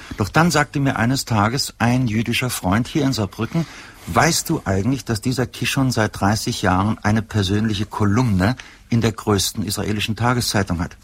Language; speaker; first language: German; native; German